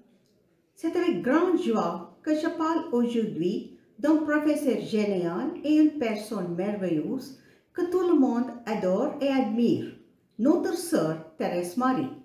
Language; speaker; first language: French; non-native, fluent; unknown